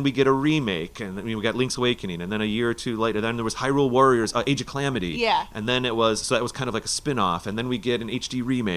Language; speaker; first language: English; native; English